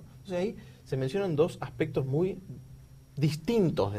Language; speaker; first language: Spanish; native; Spanish